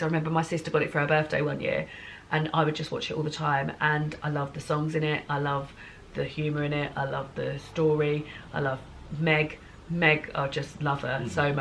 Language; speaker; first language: English; native; English